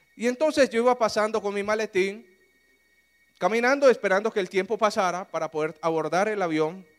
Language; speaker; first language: Spanish; native; Spanish